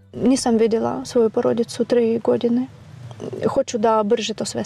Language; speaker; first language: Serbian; non-native, fluent; Ukrainian